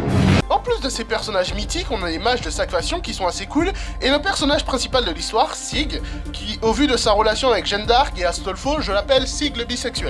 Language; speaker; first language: French; native; French